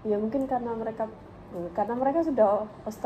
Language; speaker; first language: Indonesian; early bilingual, heritage; English